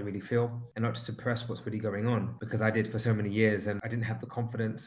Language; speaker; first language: English; native; English